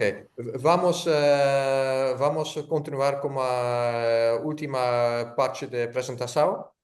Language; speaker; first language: Portuguese; non-native, learner; Dutch